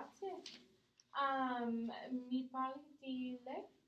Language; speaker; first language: Italian; non-native, learner; English